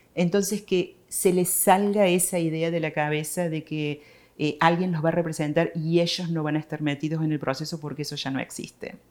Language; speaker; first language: Spanish; native; Spanish